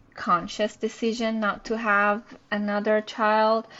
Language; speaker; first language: English; non-native, fluent; Persian